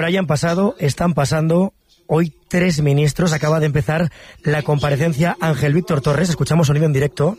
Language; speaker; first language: Spanish; native; Spanish